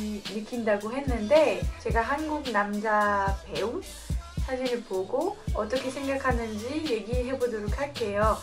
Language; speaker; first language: Korean; non-native, fluent; French